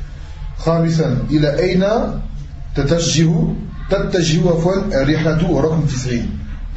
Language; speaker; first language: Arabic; non-native, fluent; French